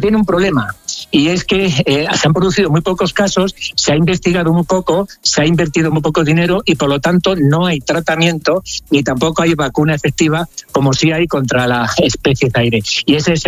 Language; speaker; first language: Spanish; native; Spanish